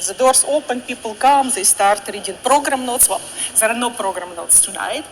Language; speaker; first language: English; non-native, fluent; Russian